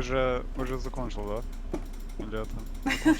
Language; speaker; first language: Russian; non-native, learner; English